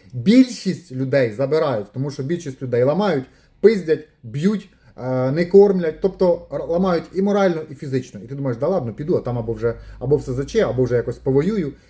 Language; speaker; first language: Ukrainian; non-native, local second language; Russian